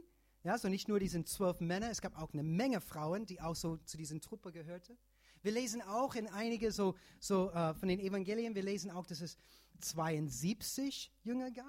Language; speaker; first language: German; non-native, fluent; English